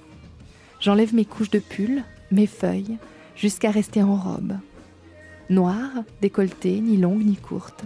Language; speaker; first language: French; native; French